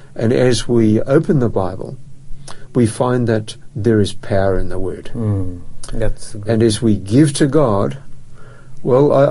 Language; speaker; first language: English; native; English